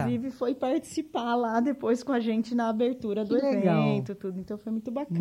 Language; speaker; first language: Portuguese; native; Portuguese